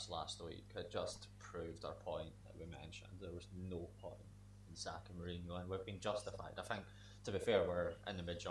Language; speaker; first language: English; native; English